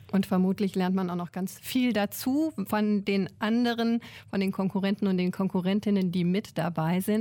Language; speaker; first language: German; native; German